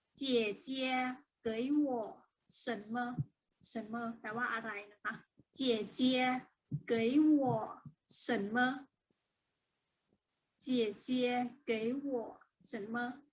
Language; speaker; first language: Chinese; non-native, fluent; Thai